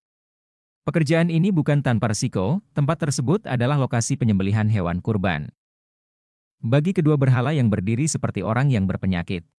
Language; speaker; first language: Indonesian; native; Indonesian